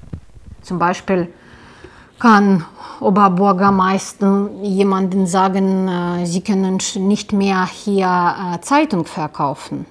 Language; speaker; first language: German; non-native, learner; Russian